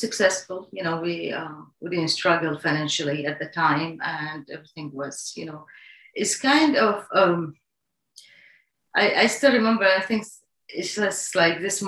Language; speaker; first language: English; non-native, fluent; Arabic